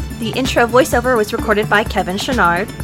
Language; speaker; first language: English; native; English